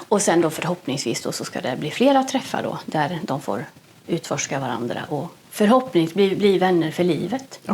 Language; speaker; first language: Swedish; native; Swedish